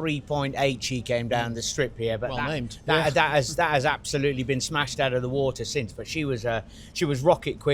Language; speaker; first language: English; native; English